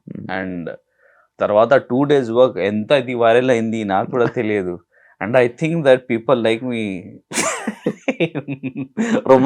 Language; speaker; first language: Telugu; non-native, learner; Hindi